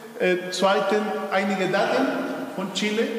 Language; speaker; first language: German; non-native, fluent; Spanish